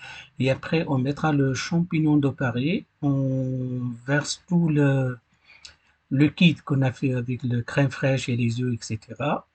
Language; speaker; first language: French; non-native, learner; Arabic